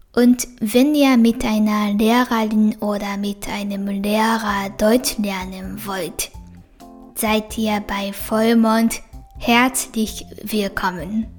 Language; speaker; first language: German; non-native, fluent; Japanese